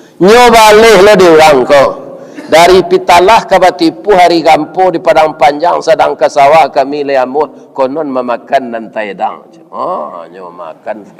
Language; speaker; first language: Malay; non-native, local second language; Minangkabau